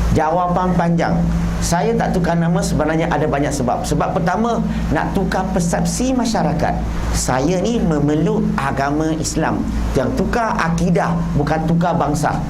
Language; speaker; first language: Malay; non-native, local second language; Chinese